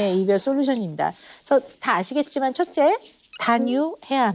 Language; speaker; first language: Korean; native; Korean